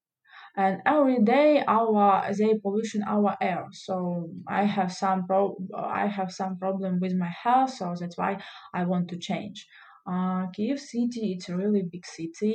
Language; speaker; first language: English; non-native, learner; Russian